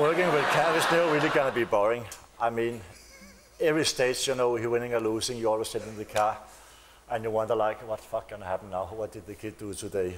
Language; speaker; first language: English; non-native, fluent; Danish